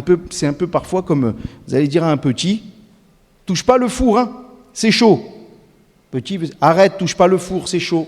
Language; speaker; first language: French; native; French